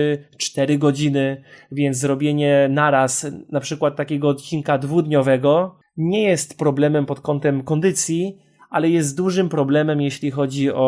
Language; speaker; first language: Polish; native; Polish